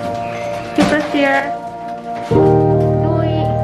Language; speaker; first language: Dutch; non-native, learner; Indonesian